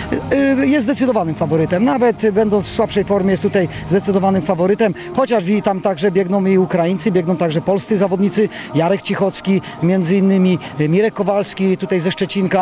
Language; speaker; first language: Polish; native; Polish